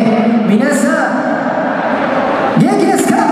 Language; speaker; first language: Japanese; early bilingual, other home language; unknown